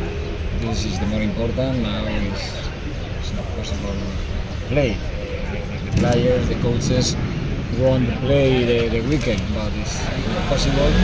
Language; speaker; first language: English; non-native, learner; Spanish